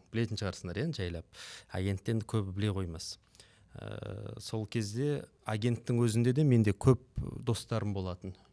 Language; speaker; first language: Kazakh; native; Kazakh